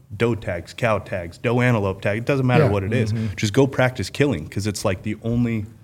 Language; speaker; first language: English; native; English